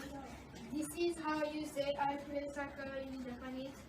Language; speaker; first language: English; non-native, learner; Japanese